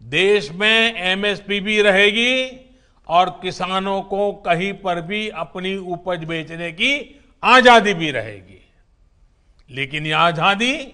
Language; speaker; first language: Hindi; non-native, local second language; Gujarati